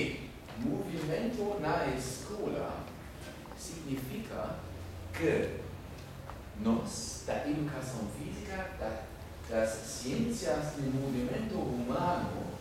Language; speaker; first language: Portuguese; non-native, fluent; German